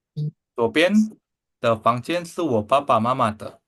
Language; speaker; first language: Chinese; non-native, fluent; Indonesian